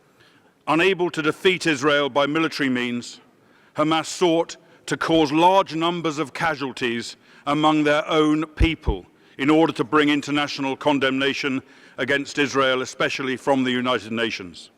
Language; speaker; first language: English; native; English